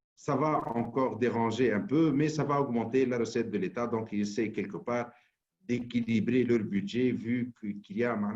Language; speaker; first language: French; non-native, local second language; Arabic